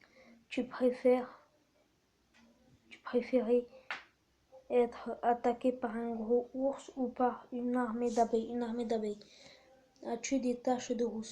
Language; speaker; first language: French; native; French